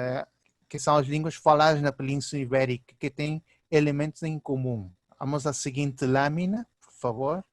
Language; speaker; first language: Portuguese; early bilingual, heritage; Portuguese